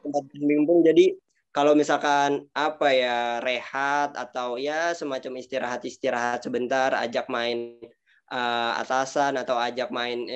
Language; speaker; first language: Indonesian; native; Indonesian